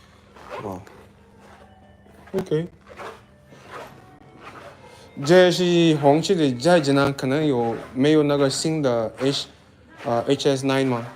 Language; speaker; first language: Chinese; non-native, fluent; English